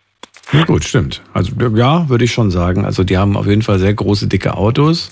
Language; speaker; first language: German; native; German